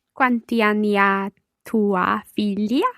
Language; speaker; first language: Italian; non-native, learner; English